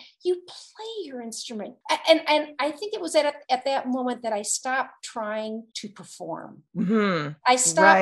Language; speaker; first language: English; native; English